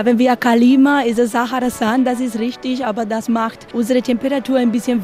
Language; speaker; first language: German; non-native, learner; Spanish